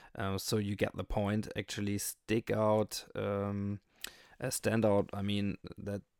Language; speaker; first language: English; non-native, fluent; German